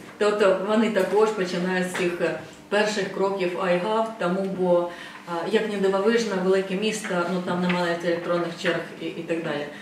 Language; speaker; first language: Ukrainian; non-native, fluent; Estonian